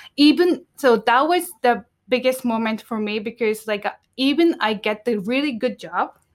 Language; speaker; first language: English; non-native, learner; Japanese